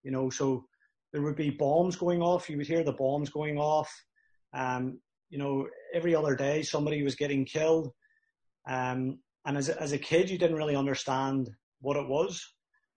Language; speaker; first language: English; native; English